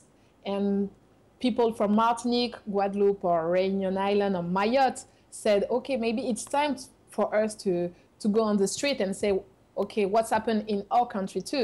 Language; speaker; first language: English; non-native, fluent; French